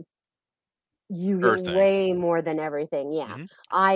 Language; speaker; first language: English; native; English